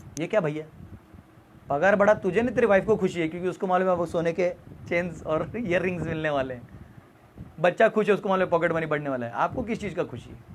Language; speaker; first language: Hindi; non-native, local second language; Marathi